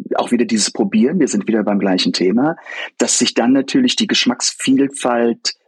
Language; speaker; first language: German; native; German